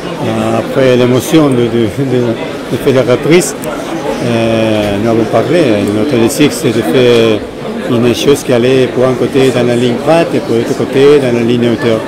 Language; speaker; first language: French; non-native, fluent; Spanish